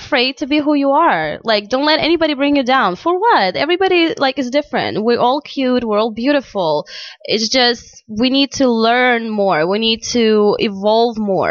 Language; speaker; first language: English; non-native, fluent; Russian